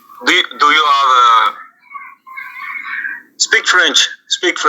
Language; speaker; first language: English; non-native, learner; French